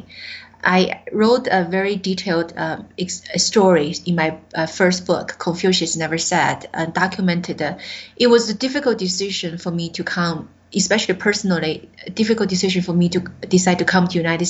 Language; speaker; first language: English; non-native, fluent; Chinese